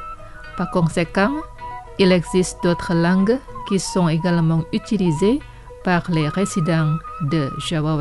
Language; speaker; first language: French; non-native, fluent; Indonesian